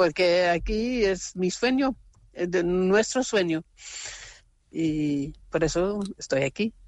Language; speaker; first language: Spanish; non-native, learner; Dutch